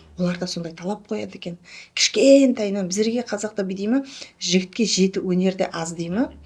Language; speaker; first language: Kazakh; native; Kazakh